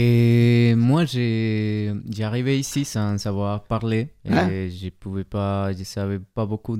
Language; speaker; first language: French; non-native, learner; Spanish